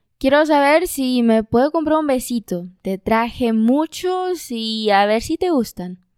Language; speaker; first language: Spanish; native; Spanish